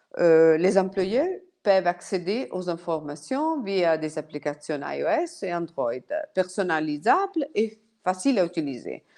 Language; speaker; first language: French; non-native, fluent; Italian